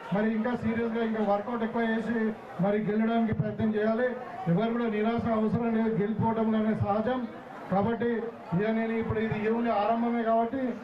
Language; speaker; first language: Telugu; native; Telugu